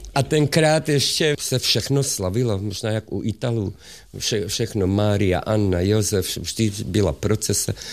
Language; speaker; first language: Czech; non-native, local second language; Hungarian